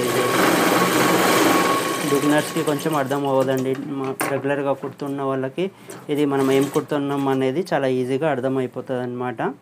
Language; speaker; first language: Telugu; non-native, fluent; Urdu